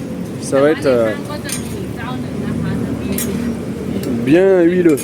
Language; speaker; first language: French; native; French